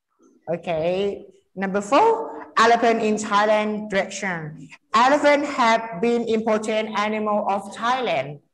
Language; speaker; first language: English; non-native, learner; Thai